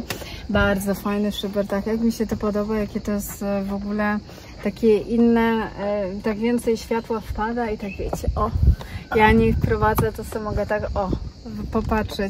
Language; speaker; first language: Polish; native; Polish